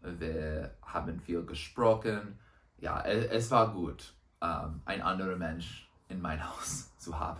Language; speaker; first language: German; non-native, learner; English